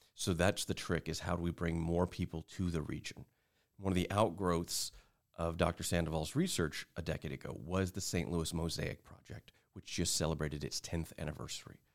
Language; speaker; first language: English; native; English